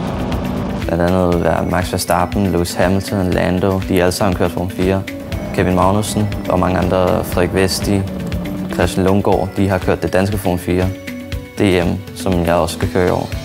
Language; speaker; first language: Danish; native; Danish